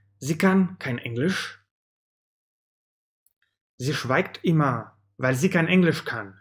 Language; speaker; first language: German; non-native, fluent; Russian